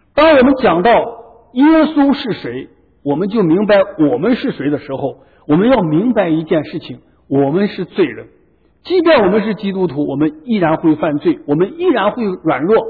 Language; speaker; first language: Chinese; native; Chinese